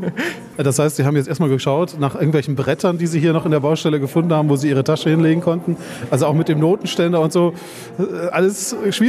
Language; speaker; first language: German; native; German